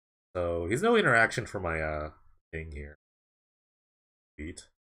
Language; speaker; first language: English; native; English